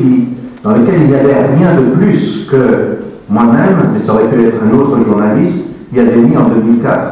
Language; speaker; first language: French; native; French